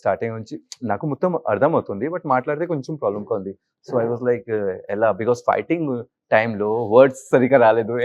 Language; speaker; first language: Telugu; non-native, learner; Hindi